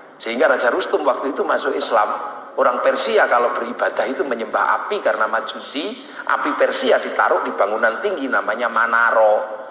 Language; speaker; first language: Indonesian; native; Indonesian